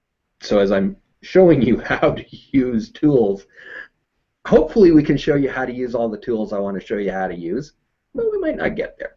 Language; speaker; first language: English; native; English